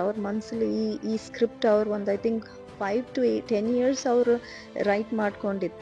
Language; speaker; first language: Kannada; non-native, learner; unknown